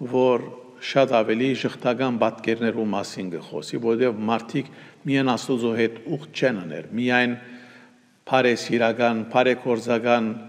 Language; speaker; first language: Armenian; early bilingual, heritage; Armenian